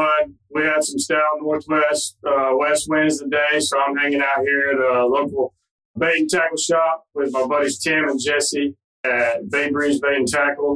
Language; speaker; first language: English; native; English